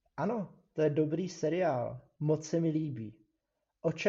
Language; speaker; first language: Czech; non-native, fluent; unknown